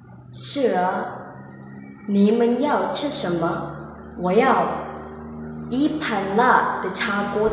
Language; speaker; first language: Chinese; non-native, learner; Malay